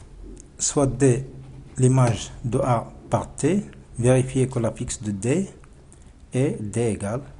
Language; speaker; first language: French; non-native, local second language; Arabic